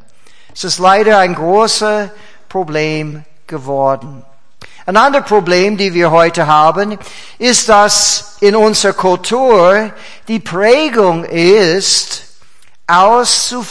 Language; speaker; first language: German; non-native, fluent; English